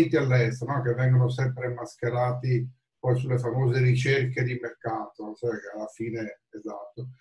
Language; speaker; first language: Italian; native; Italian